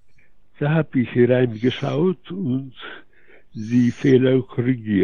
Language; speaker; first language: German; non-native, fluent; Polish